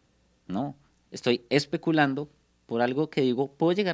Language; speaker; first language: Spanish; native; Spanish